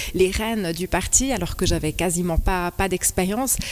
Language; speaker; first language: French; early bilingual, other home language; Spanish